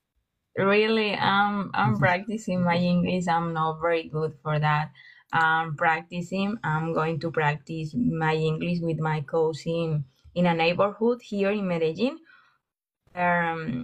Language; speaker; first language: English; non-native, learner; Spanish